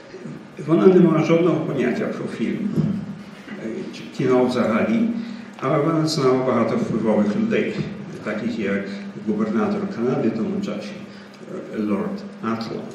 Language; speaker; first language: Ukrainian; early bilingual, heritage; Ukrainian